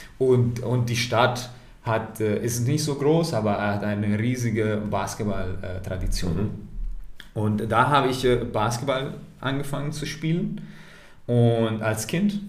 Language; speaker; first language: German; non-native, fluent; Italian